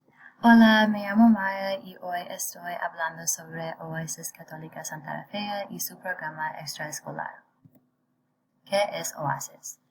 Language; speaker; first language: Spanish; non-native, learner; English